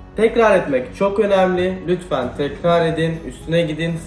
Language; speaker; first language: Turkish; early bilingual, other home language; Italian